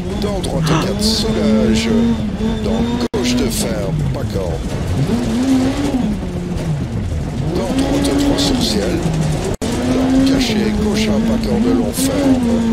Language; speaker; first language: French; native; French